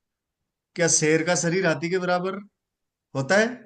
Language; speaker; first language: Hindi; native; Hindi